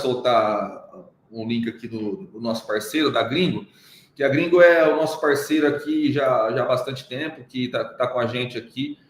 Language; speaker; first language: Portuguese; native; Portuguese